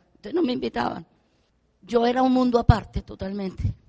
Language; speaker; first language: Spanish; native; Spanish